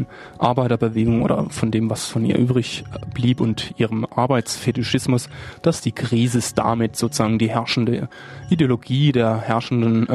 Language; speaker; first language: German; native; German